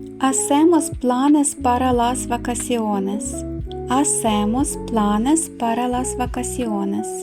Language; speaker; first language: Spanish; non-native, fluent; Ukrainian